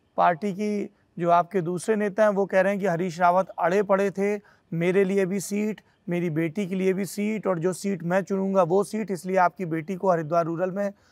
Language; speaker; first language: Hindi; native; Hindi